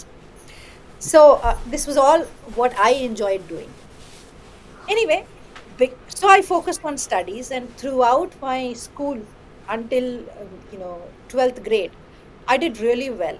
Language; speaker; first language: English; non-native, local second language; Bangla